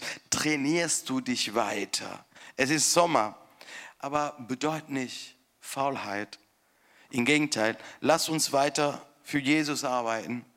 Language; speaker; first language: German; non-native, fluent; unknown